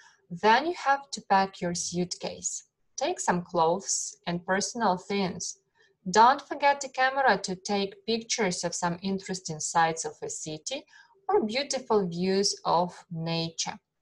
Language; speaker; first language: English; non-native, fluent; Ukrainian